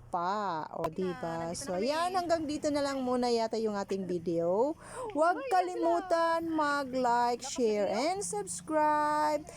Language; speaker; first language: Filipino; native; Filipino